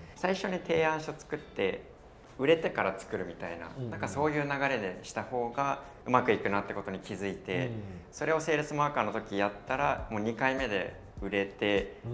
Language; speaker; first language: Japanese; native; Japanese